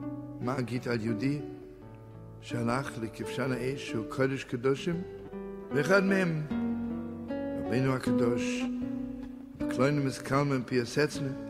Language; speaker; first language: Hebrew; non-native, fluent; Yiddish